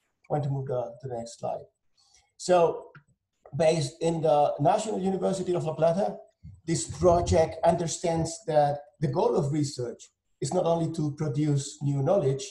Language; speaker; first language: English; non-native, fluent; Spanish